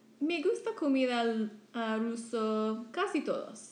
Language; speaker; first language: Spanish; non-native, learner; English